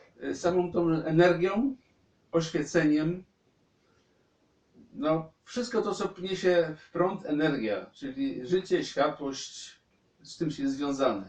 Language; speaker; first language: Polish; native; Polish